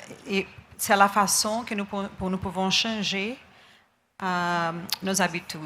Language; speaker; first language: French; non-native, learner; Portuguese